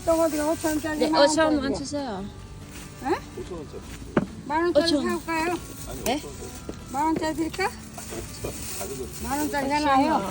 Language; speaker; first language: Korean; non-native, learner; Thai